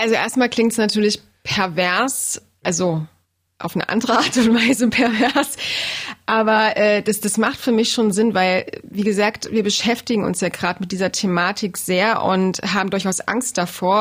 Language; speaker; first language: German; native; German